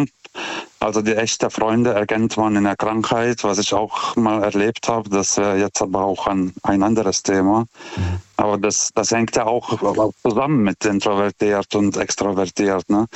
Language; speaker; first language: German; non-native, fluent; Lithuanian